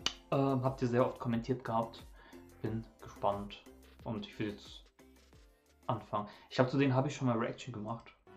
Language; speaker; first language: German; native; German